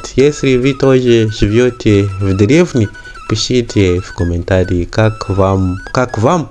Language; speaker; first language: Russian; non-native, learner; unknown